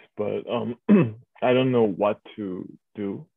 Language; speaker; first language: English; early bilingual, other home language; Korean